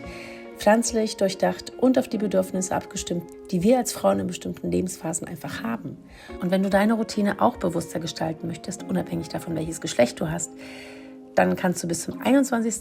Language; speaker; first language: German; native; German